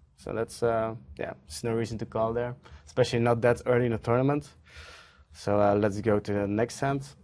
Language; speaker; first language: English; non-native, fluent; Dutch